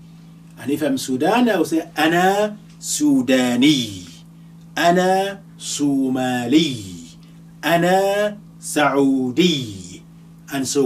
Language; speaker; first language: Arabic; non-native, fluent; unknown